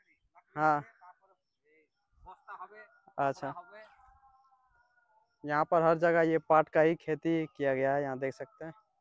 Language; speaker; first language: Hindi; native; Hindi